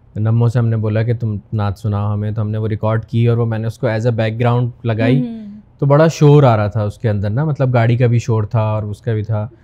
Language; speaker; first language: Urdu; native; Urdu